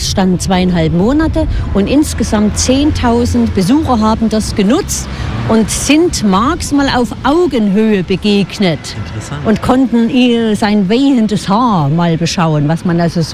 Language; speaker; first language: German; native; German